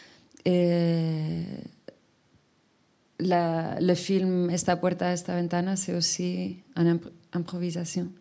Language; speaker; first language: French; non-native, fluent; Spanish